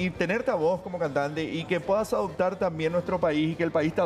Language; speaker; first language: Spanish; native; Spanish